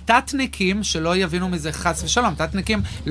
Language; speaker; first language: Hebrew; native; Hebrew